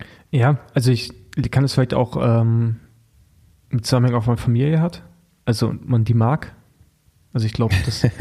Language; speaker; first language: German; native; German